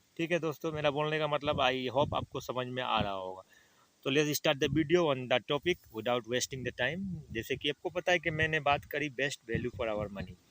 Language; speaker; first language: Hindi; native; Hindi